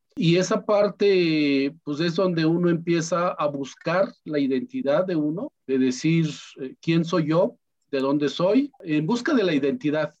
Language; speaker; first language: Spanish; non-native, local second language; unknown